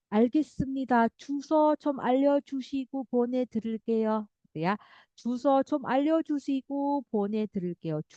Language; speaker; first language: Korean; non-native, fluent; Indonesian